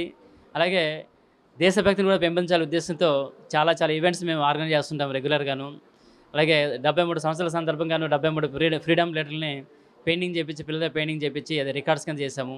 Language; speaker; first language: Telugu; native; Telugu